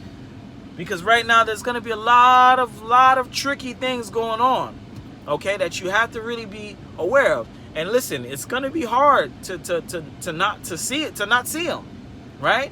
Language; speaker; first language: English; native; English